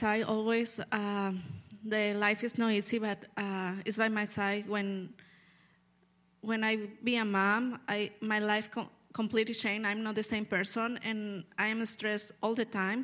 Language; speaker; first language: English; non-native, learner; Spanish